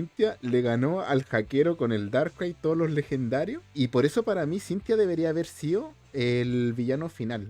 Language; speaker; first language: Spanish; native; Spanish